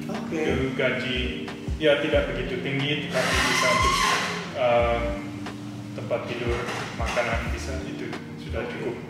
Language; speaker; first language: Indonesian; early bilingual, heritage; English